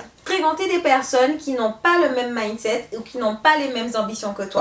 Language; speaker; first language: French; native; French